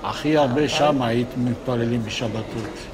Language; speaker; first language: Hebrew; non-native, local second language; Yiddish